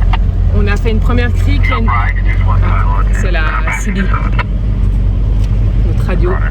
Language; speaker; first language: French; native; French